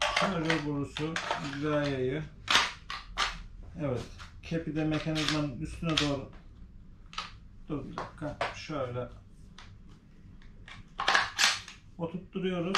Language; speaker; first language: Turkish; native; Turkish